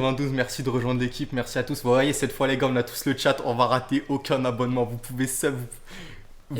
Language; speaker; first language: French; native; French